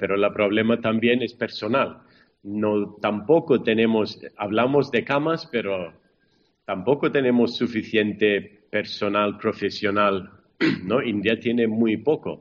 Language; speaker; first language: Spanish; non-native, fluent; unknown